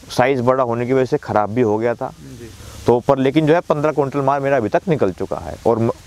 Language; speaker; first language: Hindi; native; Hindi